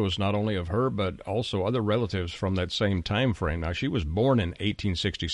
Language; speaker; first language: English; native; English